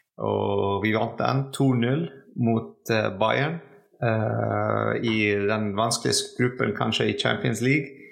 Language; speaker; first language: Norwegian; non-native, fluent; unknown